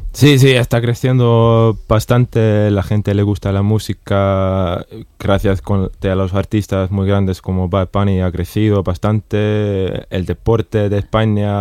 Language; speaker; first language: Spanish; non-native, fluent; Estonian